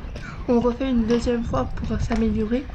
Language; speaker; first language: French; native; French